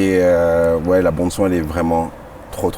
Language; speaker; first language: French; native; French